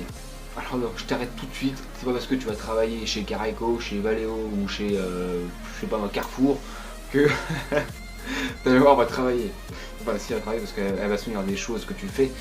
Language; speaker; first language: French; native; French